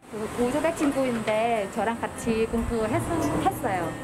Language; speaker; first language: Korean; non-native, fluent; Vietnamese